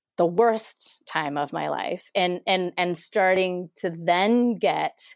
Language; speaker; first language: English; non-native, fluent; Spanish